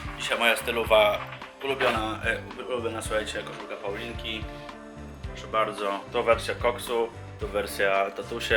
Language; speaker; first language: Polish; native; Polish